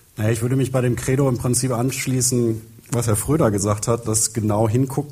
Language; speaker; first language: German; native; German